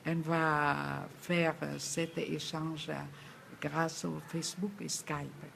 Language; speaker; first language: French; non-native, fluent; Vietnamese